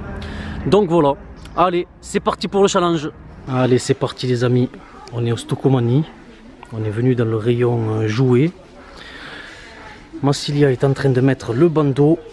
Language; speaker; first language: French; native; French